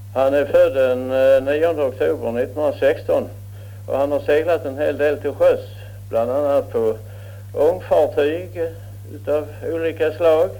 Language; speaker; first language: Swedish; native; Swedish